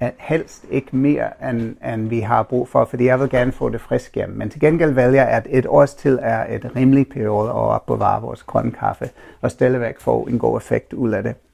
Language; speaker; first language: Danish; non-native, fluent; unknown